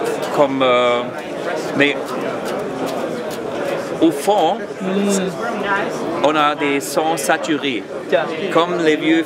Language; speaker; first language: French; non-native, learner; German